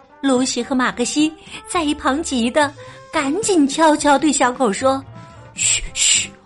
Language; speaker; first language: Chinese; native; Chinese